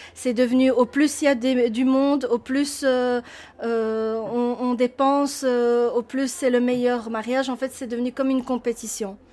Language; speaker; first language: French; early bilingual, other home language; Arabic